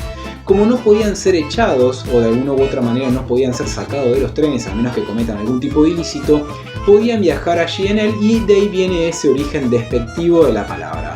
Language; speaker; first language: Spanish; native; Spanish